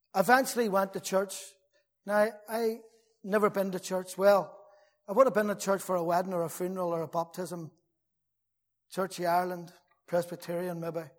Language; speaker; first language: English; native; English